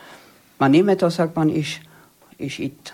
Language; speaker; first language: Hungarian; non-native, fluent; German